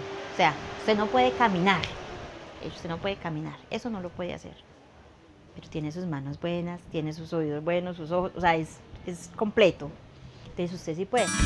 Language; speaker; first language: Spanish; native; Spanish